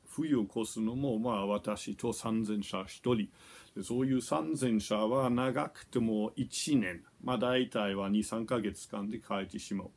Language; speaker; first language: Japanese; non-native, fluent; German